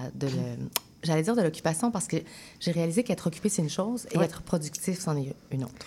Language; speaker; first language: French; native; French